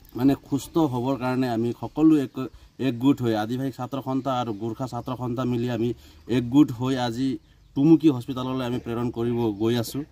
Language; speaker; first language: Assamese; non-native, local second language; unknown